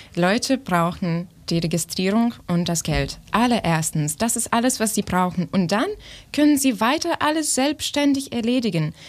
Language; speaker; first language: German; non-native, fluent; Ukrainian